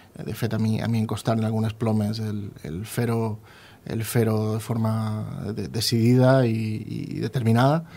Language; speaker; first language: Catalan; native; Catalan